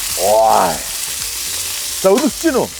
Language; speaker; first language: Mongolian; native; Mongolian